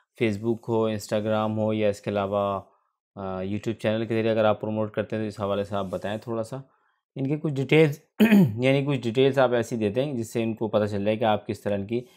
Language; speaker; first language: Urdu; native; Urdu